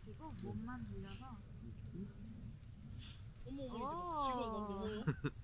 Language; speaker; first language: Korean; native; Korean